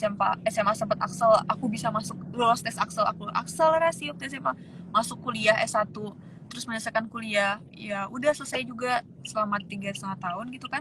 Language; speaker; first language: Indonesian; native; Indonesian